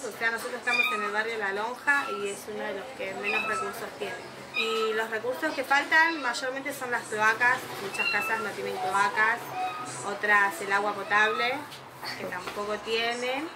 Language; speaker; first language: Spanish; native; Spanish